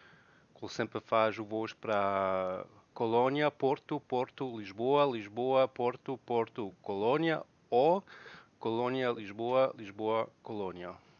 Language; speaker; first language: Portuguese; non-native, learner; German